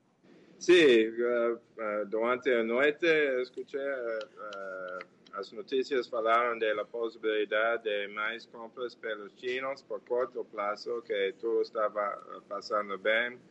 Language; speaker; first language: Portuguese; non-native, fluent; English